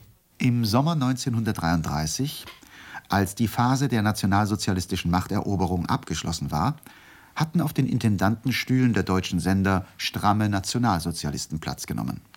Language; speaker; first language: German; native; German